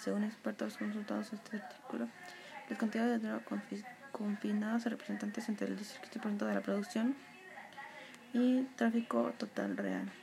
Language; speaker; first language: Spanish; native; Spanish